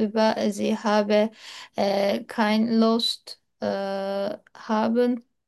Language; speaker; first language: German; non-native, learner; Turkish